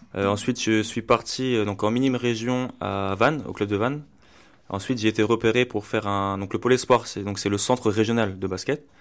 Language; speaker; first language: French; native; French